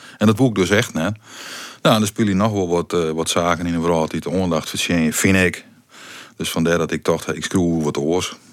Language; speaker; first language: Dutch; native; Dutch